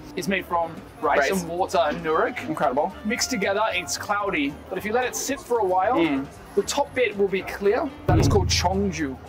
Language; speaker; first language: English; native; English